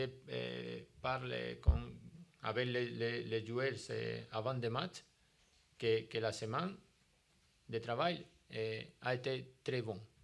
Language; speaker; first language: French; non-native, learner; Spanish